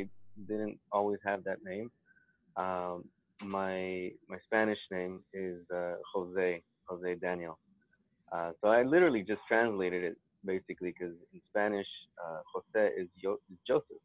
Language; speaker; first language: English; native; English